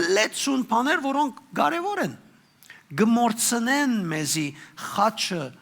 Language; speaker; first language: Armenian; native; Armenian